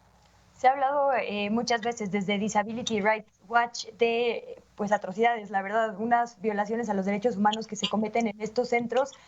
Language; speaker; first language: Spanish; native; Spanish